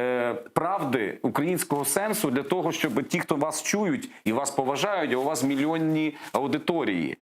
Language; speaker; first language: Ukrainian; native; Ukrainian